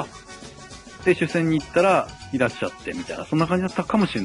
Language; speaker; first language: Japanese; native; Japanese